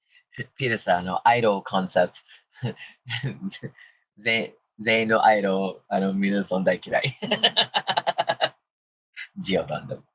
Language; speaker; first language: Japanese; non-native, learner; English